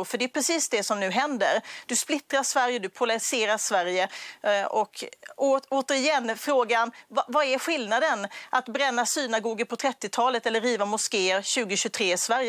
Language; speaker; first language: Swedish; native; Swedish